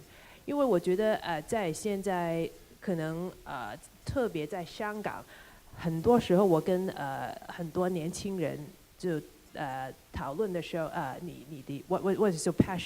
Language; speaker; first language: Chinese; non-native, local second language; Cantonese